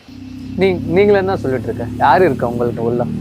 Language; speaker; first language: Tamil; non-native, local second language; Telugu